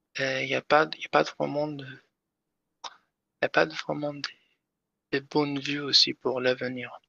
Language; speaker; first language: French; non-native, learner; Persian